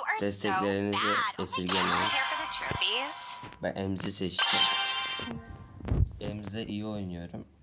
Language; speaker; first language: Turkish; native; Turkish